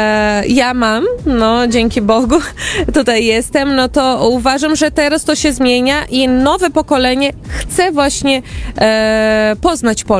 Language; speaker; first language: Polish; non-native, fluent; Portuguese